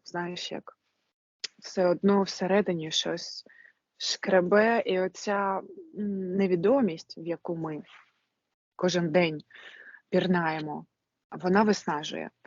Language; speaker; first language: Ukrainian; non-native, local second language; Russian